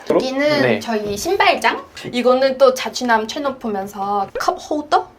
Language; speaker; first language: Korean; non-native, fluent; Cantonese